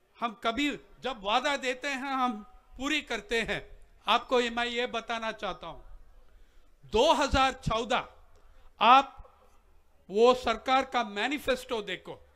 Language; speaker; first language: Hindi; non-native, local second language; Telugu